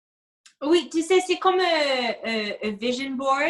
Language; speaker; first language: French; non-native, fluent; English